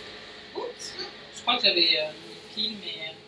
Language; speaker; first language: French; native; French